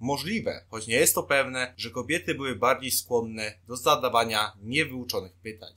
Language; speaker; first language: Polish; native; Polish